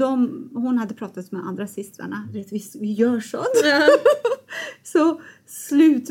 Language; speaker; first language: Swedish; non-native, fluent; Persian